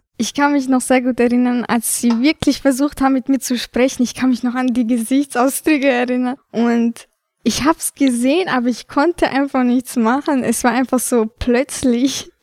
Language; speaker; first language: German; early bilingual, other home language; Albanian